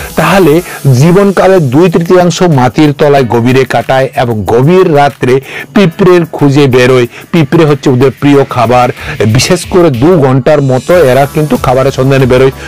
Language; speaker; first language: Bangla; non-native, local second language; Kok Borok